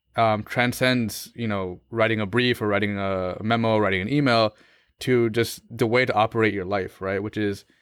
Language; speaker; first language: English; native; English